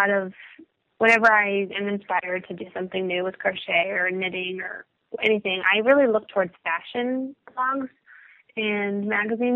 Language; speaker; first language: English; native; English